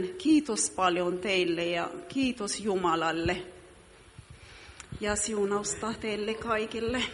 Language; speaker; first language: Finnish; non-native, fluent; Amharic